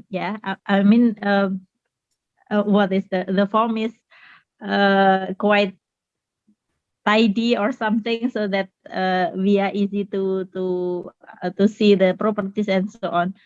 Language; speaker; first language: English; non-native, fluent; Indonesian